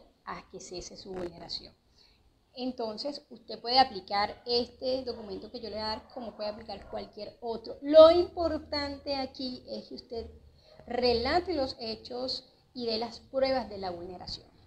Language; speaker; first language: Spanish; native; Spanish